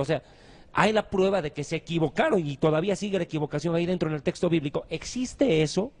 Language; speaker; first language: Spanish; native; Spanish